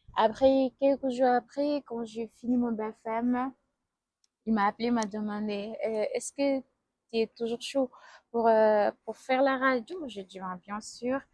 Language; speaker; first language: French; non-native, local second language; Wolof